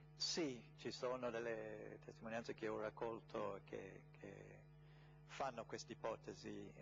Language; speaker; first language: Italian; non-native, fluent; English